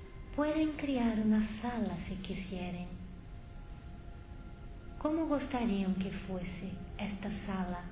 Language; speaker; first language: Spanish; non-native, fluent; Portuguese